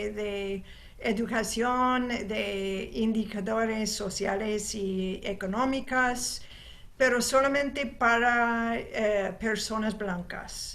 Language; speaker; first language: Spanish; non-native, fluent; English